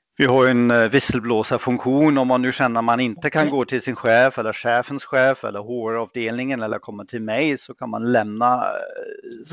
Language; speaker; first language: Swedish; non-native, fluent; German